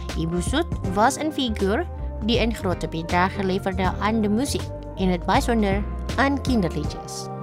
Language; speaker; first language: Dutch; non-native, fluent; Indonesian